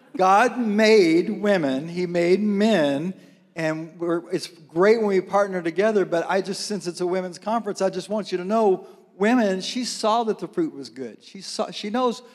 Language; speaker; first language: English; native; English